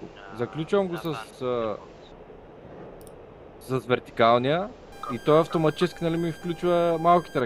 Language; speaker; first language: Bulgarian; native; Bulgarian